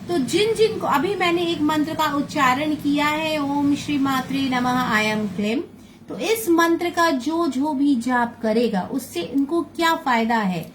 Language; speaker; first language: Hindi; non-native, local second language; Bangla